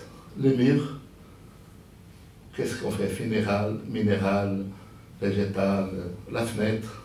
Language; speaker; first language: French; non-native, fluent; Portuguese